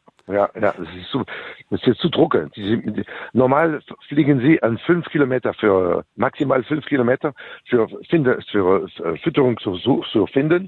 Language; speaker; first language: German; non-native, learner; French